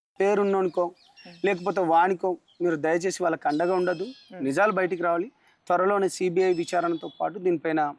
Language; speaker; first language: Telugu; non-native, local second language; Lambadi